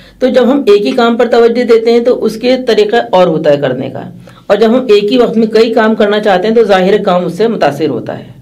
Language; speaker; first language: Urdu; native; Urdu